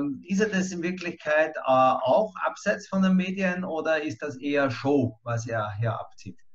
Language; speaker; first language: German; native; German